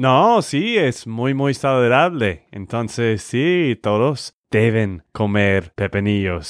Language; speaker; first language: Spanish; non-native, learner; English